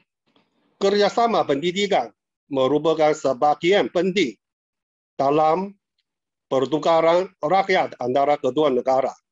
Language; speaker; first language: Indonesian; non-native, fluent; Chinese